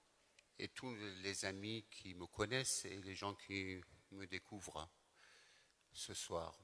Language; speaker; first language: French; non-native, fluent; Persian